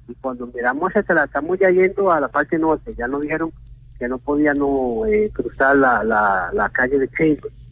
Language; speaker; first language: Spanish; early bilingual, heritage; Spanish